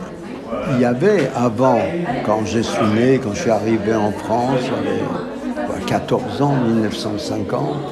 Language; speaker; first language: French; non-native, fluent; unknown